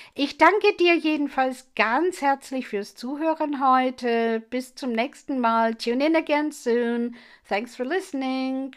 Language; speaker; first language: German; non-native, fluent; English